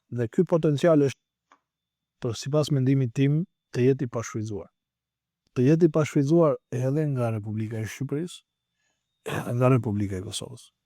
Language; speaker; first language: Albanian; native; Albanian